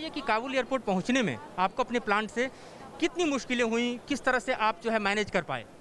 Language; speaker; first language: Hindi; native; Hindi